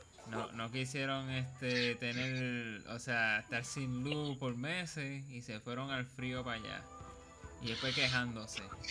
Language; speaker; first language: Spanish; native; Spanish